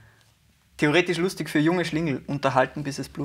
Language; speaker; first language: German; native; German